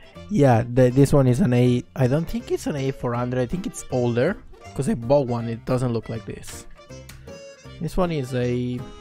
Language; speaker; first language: English; non-native, fluent; Italian